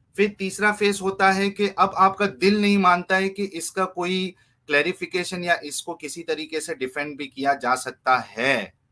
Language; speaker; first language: Hindi; native; Hindi